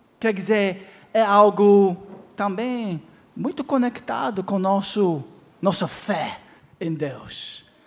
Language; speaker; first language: Portuguese; non-native, fluent; English